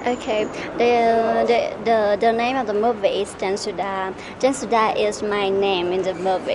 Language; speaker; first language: English; non-native, learner; Thai